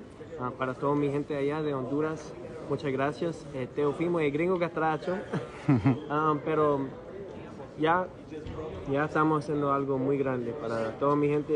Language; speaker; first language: Spanish; early bilingual, heritage; English